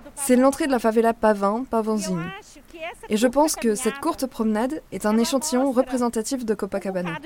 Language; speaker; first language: French; non-native, fluent; Portuguese